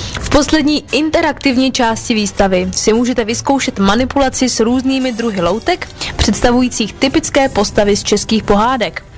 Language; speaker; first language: Czech; native; Czech